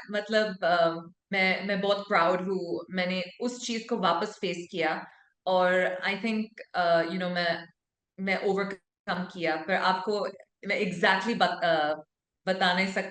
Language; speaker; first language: Hindi; non-native, local second language; English